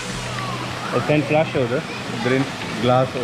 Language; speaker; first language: German; non-native, learner; Hindi